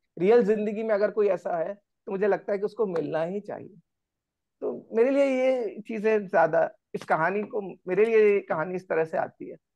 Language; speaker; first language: Hindi; native; Hindi